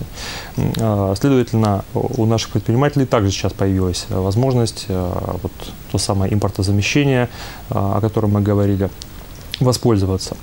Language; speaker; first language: Russian; native; Russian